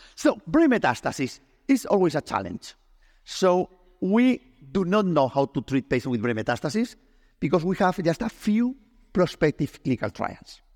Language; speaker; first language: English; non-native, fluent; Spanish